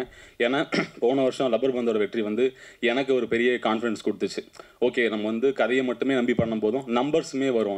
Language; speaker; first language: Tamil; native; Tamil